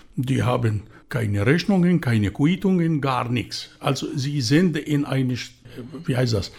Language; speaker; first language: German; non-native, fluent; Arabic